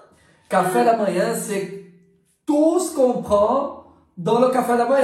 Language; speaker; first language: French; non-native, fluent; Portuguese